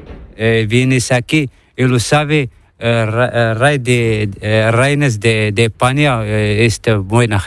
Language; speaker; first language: Spanish; non-native, learner; Arabic